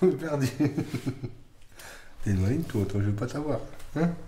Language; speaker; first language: French; native; French